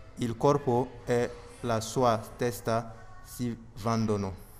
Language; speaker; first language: Italian; non-native, learner; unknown